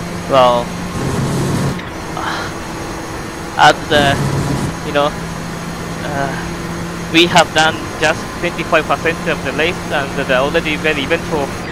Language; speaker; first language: English; non-native, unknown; Japanese